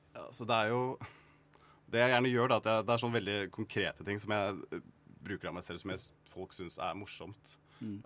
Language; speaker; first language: Norwegian; native; Norwegian